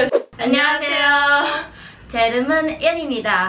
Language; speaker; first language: Korean; non-native, learner; Vietnamese